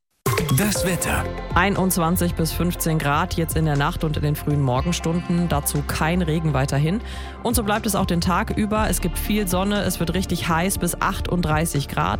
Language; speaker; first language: German; native; German